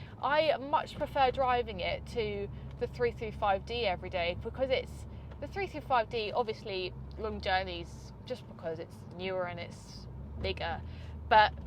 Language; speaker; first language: English; native; English